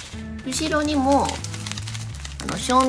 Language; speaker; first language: Japanese; non-native, fluent; Chinese